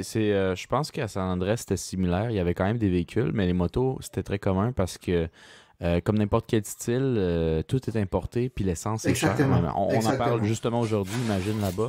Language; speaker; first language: French; native; French